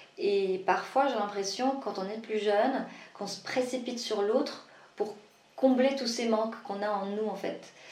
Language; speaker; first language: French; non-native, local second language; Arabic